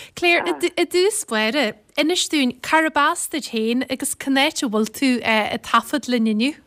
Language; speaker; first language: Irish; native; Irish